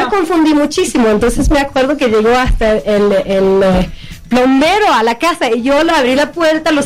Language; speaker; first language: Spanish; non-native, fluent; Swedish